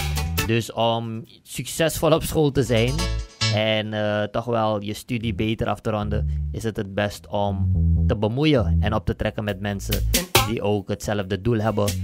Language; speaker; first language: Dutch; native; Dutch